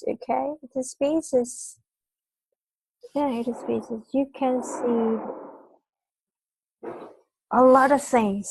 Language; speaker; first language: English; non-native, fluent; Vietnamese